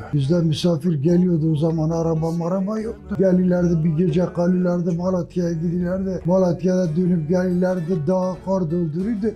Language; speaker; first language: Turkish; non-native, local second language; Kurdish